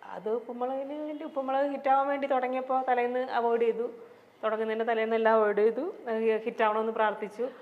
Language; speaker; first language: Malayalam; native; Malayalam